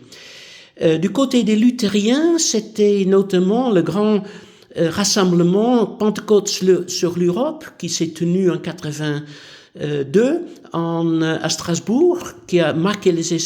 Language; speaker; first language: French; non-native, fluent; Dutch